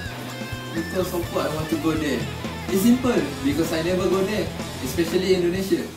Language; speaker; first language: English; non-native, local second language; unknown